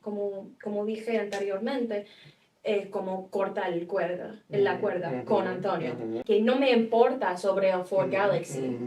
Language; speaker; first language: Spanish; non-native, fluent; English